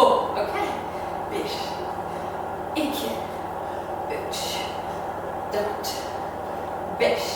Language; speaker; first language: Turkish; non-native, fluent; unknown